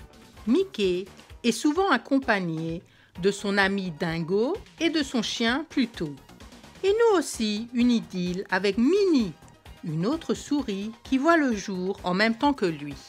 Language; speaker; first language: French; native; French